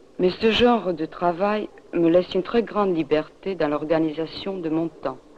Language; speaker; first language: French; non-native, fluent; Serbian